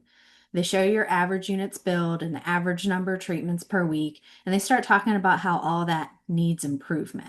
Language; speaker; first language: English; native; English